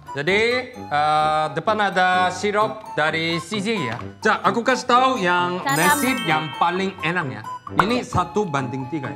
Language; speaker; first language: Indonesian; non-native, fluent; Korean